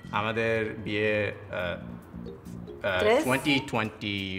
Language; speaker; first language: Spanish; non-native, learner; English